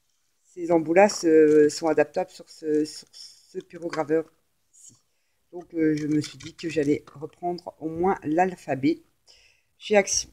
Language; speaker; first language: French; native; French